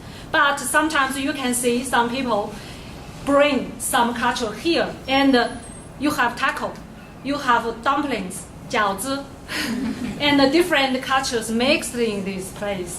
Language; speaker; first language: English; non-native, learner; Chinese